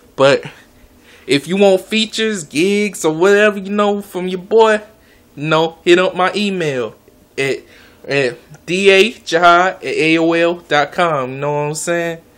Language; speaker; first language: English; native; English